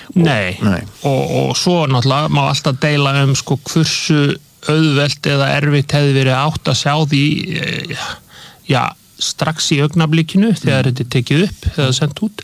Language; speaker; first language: Icelandic; native; Icelandic